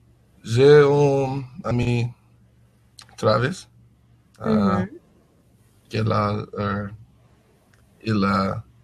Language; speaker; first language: French; non-native, learner; English